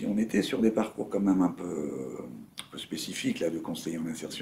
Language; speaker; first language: French; native; French